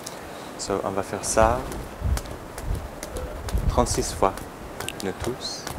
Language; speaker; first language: French; non-native, learner; English